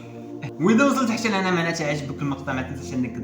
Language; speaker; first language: Arabic; native; Arabic